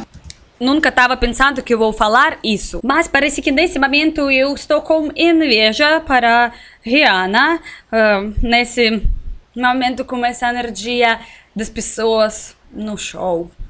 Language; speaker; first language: Portuguese; non-native, learner; Russian